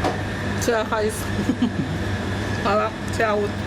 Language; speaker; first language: German; non-native, learner; Spanish